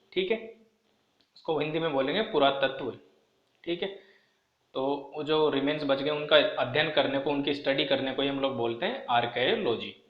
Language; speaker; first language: Hindi; native; Hindi